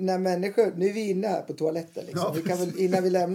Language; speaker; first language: Swedish; native; Swedish